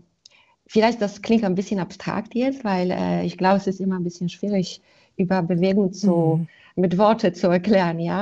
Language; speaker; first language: German; non-native, fluent; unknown